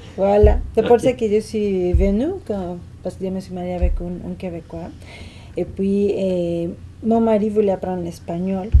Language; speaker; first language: French; non-native, fluent; Spanish